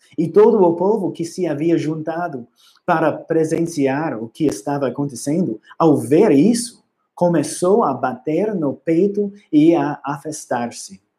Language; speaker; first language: Portuguese; non-native, learner; English